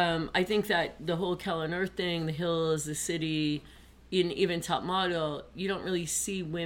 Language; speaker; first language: English; native; English